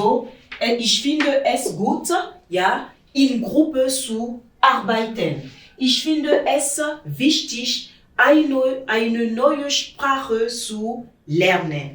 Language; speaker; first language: German; non-native, fluent; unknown